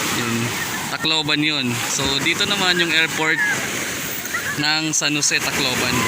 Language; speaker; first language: Filipino; native; Filipino